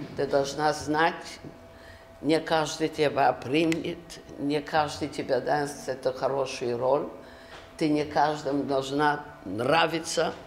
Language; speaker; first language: Russian; early bilingual, other home language; Yiddish